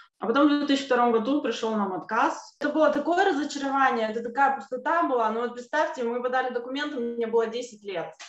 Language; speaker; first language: Russian; native; Russian